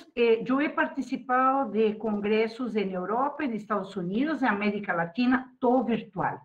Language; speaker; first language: Spanish; non-native, fluent; Portuguese